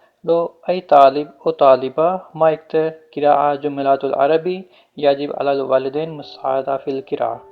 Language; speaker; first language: Arabic; non-native, learner; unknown